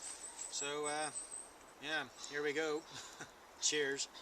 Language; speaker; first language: English; native; English